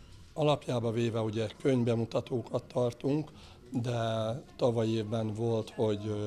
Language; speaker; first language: Hungarian; native; Hungarian